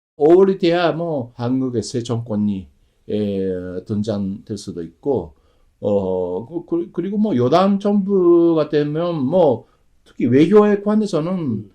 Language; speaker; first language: Korean; non-native, fluent; Japanese